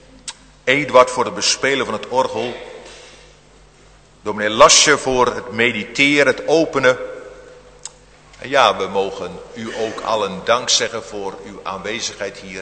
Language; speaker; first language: Dutch; native; Dutch